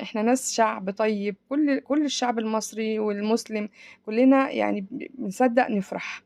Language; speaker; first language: Arabic; native; Arabic